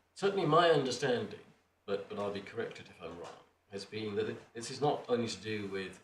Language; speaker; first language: English; native; English